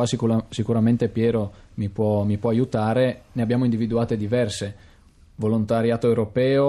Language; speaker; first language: Italian; native; Italian